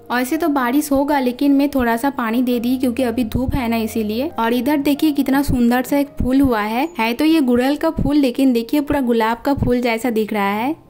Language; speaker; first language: Hindi; non-native, local second language; Bangla